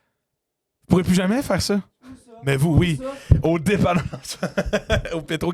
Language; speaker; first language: French; native; French